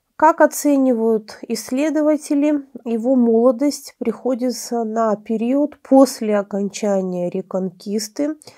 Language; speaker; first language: Russian; native; Russian